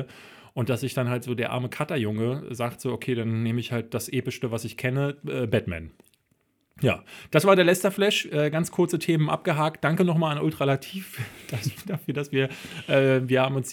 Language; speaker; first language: German; native; German